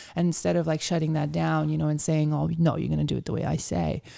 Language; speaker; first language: English; early bilingual, other home language; Ukrainian